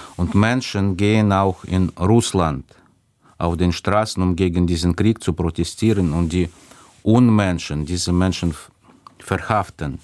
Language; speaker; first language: German; non-native, fluent; Russian